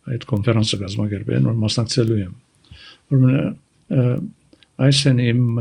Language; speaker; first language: Armenian; early bilingual, heritage; Armenian